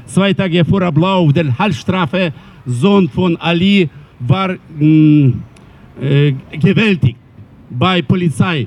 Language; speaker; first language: German; non-native, learner; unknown